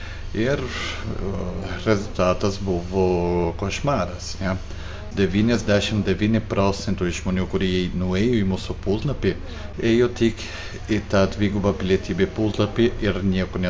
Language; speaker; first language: Lithuanian; early bilingual, heritage; Portuguese